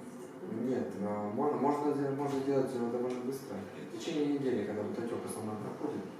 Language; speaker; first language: Russian; native; Russian